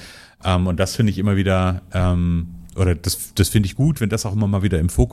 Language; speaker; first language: German; native; German